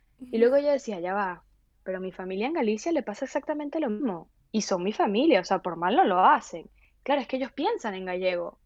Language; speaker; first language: Spanish; native; Spanish